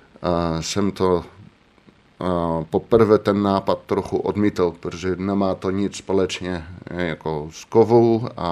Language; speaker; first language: Czech; non-native, fluent; Dutch